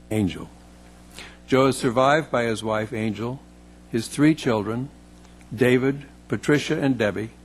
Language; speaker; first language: English; native; English